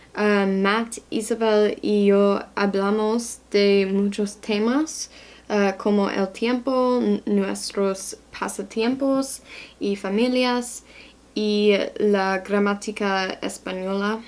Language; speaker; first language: Spanish; non-native, learner; English